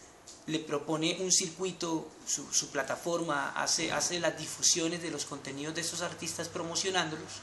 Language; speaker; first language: Spanish; native; Spanish